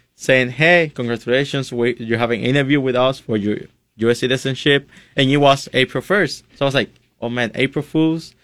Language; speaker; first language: English; non-native, fluent; Spanish